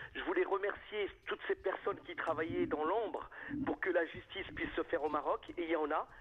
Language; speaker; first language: French; native; French